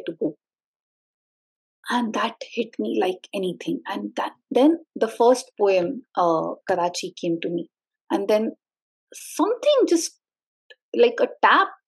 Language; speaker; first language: English; non-native, local second language; Hindi